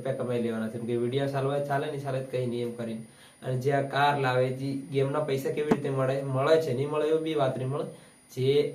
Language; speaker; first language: Gujarati; non-native, local second language; Bhili